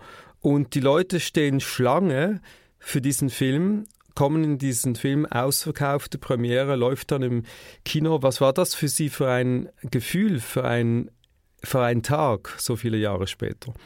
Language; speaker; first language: German; native; German